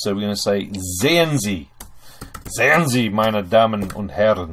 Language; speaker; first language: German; non-native, fluent; English